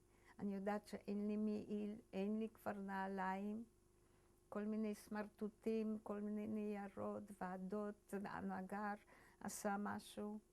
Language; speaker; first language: Hebrew; early bilingual, other home language; Polish